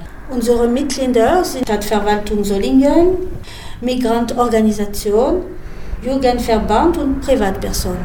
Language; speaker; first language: German; non-native, learner; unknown